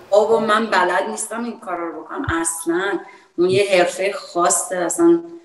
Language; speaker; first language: Persian; early bilingual, heritage; Persian